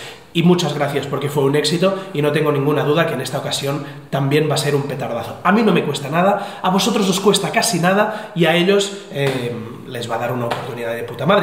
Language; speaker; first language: Spanish; native; Spanish